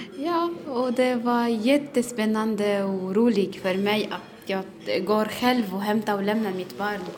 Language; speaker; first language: Swedish; non-native, learner; Arabic